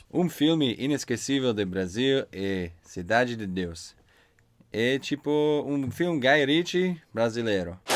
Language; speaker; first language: Portuguese; non-native, learner; English